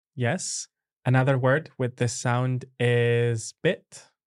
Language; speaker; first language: English; non-native, fluent; Italian